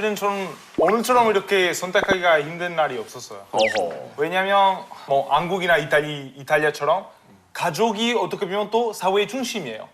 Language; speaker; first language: Korean; non-native, fluent; Italian